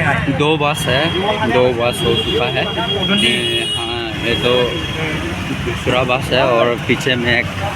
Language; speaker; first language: Hindi; non-native, local second language; Chakma